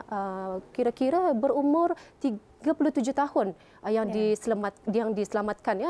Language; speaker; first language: Malay; native; Malay